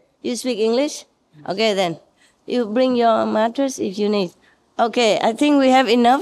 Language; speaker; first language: English; non-native, fluent; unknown